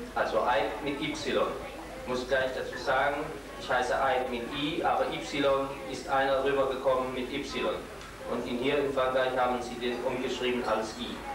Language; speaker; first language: German; non-native, local second language; Swiss German